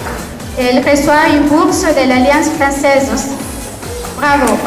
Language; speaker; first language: French; non-native, fluent; Spanish